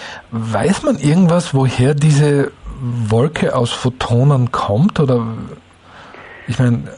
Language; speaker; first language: German; native; German